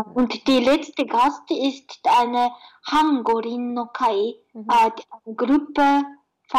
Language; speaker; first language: German; non-native, fluent; Japanese